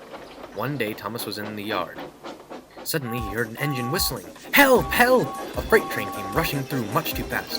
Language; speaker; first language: English; native; English